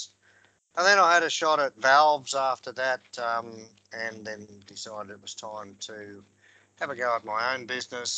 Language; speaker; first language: English; native; English